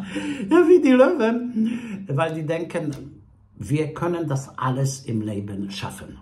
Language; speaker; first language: German; non-native, fluent; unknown